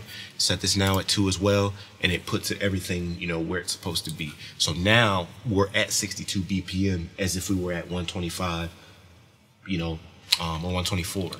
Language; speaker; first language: English; native; English